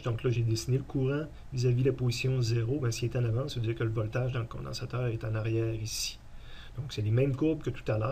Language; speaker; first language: French; native; French